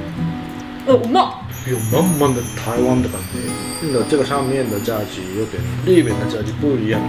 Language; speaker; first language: Chinese; non-native, fluent; Japanese